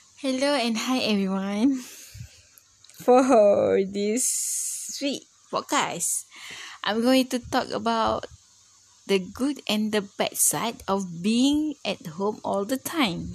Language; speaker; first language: English; non-native, learner; Malay